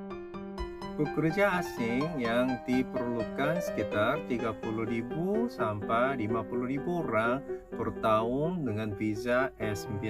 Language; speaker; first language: Indonesian; non-native, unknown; Korean